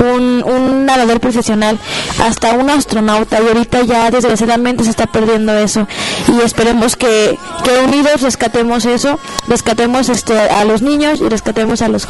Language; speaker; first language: Spanish; native; Spanish